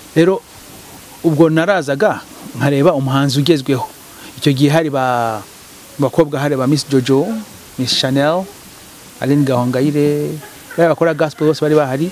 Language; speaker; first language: Kinyarwanda; early bilingual, heritage; Kinyarwanda